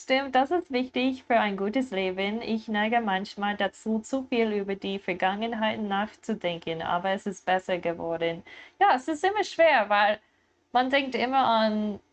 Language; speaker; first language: German; non-native, learner; English